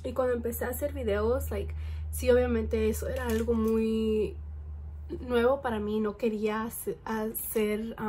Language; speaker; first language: Spanish; early bilingual, heritage; Spanish